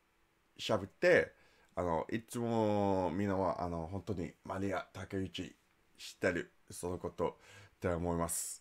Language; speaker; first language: Japanese; non-native, learner; English